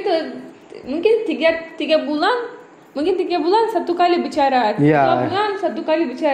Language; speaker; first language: Indonesian; non-native, learner; Turkish